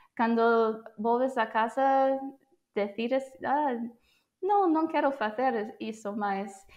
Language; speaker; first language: Galician; non-native, fluent; English